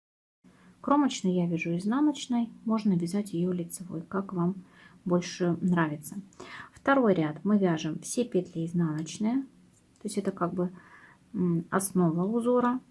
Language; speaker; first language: Russian; native; Russian